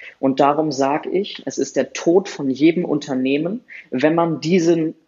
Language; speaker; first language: German; native; German